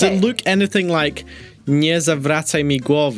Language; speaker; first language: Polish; early bilingual, heritage; Polish